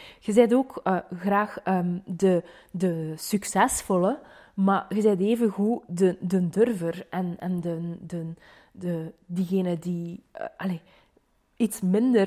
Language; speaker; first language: Dutch; native; Dutch